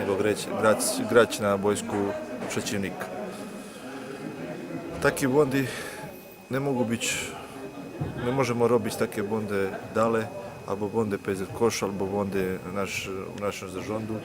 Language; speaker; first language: Polish; non-native, learner; Serbian